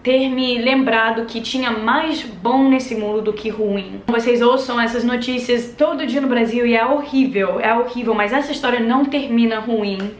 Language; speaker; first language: Portuguese; early bilingual, other home language; English